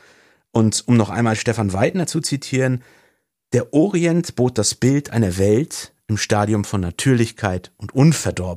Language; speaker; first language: German; native; German